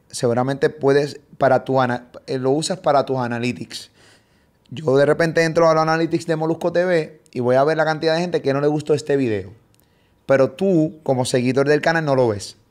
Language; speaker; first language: Spanish; native; Spanish